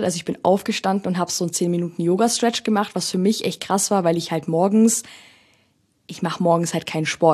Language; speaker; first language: German; native; German